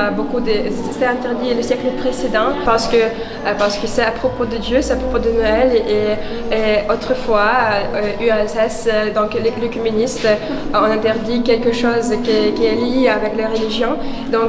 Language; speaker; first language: French; non-native, fluent; Ukrainian